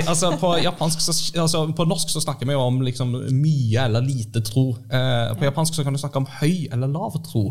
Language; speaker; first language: Norwegian; native; Norwegian